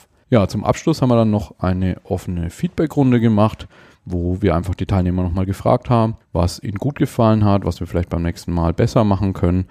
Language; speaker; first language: German; native; German